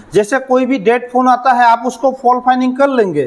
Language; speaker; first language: Hindi; non-native, local second language; Assamese